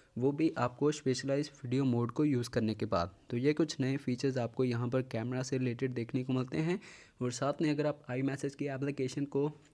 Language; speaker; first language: Hindi; native; Hindi